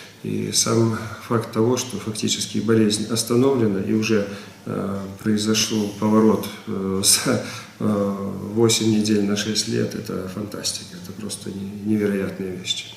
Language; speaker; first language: Russian; native; Russian